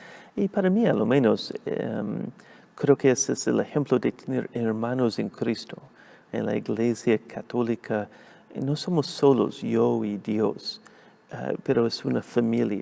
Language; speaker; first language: Spanish; non-native, fluent; English